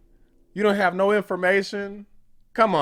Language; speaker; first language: English; native; English